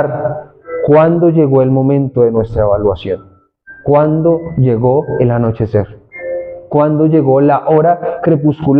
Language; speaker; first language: Spanish; native; Spanish